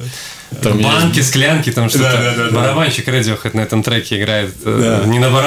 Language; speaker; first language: Russian; native; Russian